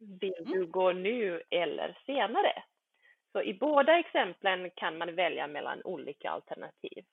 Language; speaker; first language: Swedish; early bilingual, other home language; Bosnian